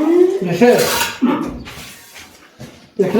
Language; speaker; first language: Arabic; native; Arabic